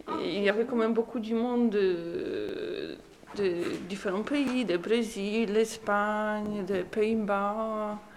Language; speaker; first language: French; non-native, learner; Polish